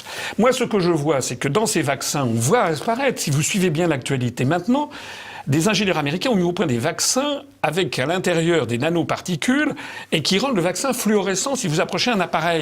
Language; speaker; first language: French; native; French